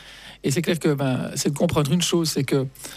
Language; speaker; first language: French; native; French